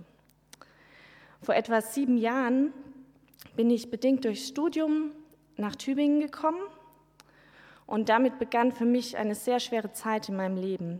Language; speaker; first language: German; native; German